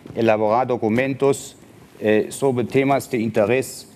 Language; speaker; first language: Spanish; non-native, fluent; German